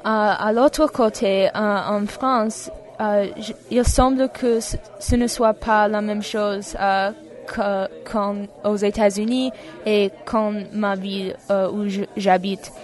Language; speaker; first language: French; non-native, fluent; English